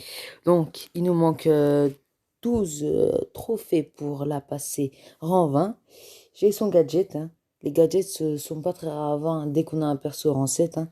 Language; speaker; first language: French; native; French